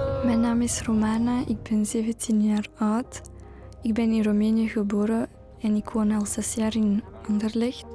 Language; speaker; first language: Dutch; early bilingual, other home language; Romanian